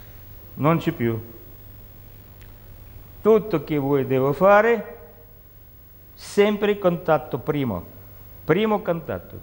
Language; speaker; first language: Italian; non-native, learner; Russian